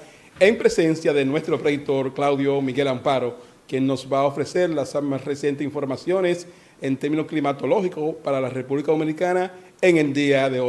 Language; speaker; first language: Spanish; native; Spanish